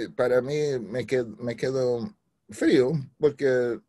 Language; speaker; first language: Spanish; early bilingual, heritage; Spanish